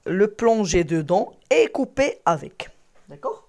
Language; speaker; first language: French; non-native, local second language; Arabic